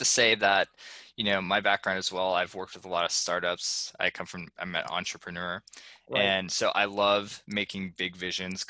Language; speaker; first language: English; native; English